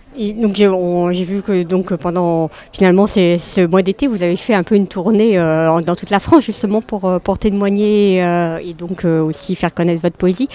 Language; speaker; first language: French; native; French